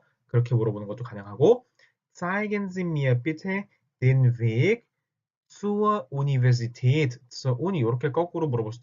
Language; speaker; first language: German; non-native, fluent; Korean